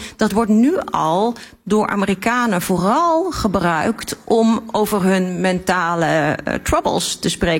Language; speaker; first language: Dutch; native; Dutch